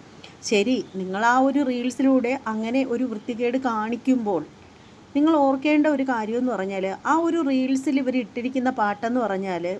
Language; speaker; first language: Malayalam; native; Malayalam